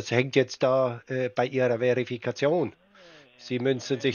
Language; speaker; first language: German; native; German